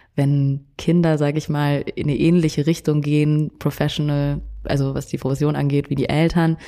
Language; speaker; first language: German; native; German